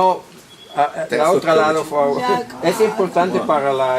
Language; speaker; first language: Spanish; non-native, learner; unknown